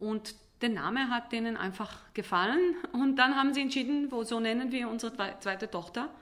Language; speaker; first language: German; non-native, fluent; Hebrew